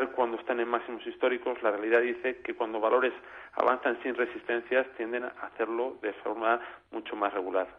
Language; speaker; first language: Spanish; native; Spanish